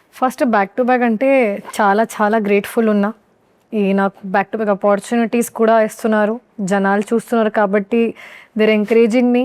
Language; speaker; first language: Telugu; non-native, learner; Hindi